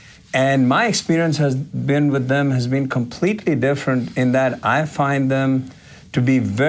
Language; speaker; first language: English; non-native, local second language; Hindi